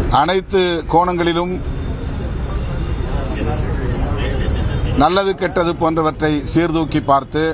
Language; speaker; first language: Tamil; native; Tamil